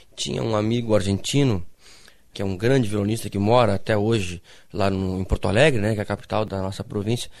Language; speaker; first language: Portuguese; native; Portuguese